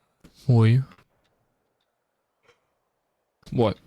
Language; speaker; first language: French; native; French